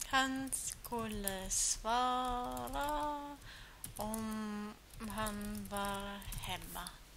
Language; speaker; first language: Swedish; non-native, learner; German